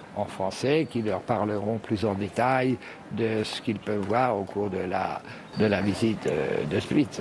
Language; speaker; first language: French; early bilingual, heritage; French